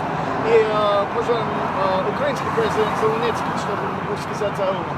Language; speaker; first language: Russian; non-native, learner; English